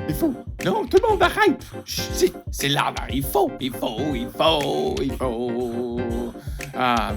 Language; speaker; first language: French; native; French